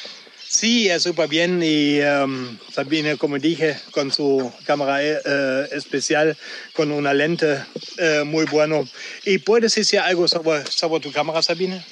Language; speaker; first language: Spanish; non-native, local second language; German